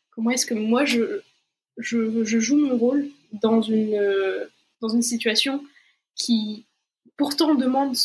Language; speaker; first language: French; non-native, fluent; Portuguese